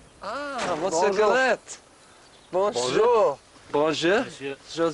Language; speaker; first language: French; non-native, learner; English